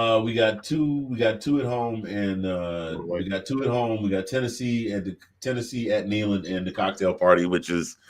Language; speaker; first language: English; native; English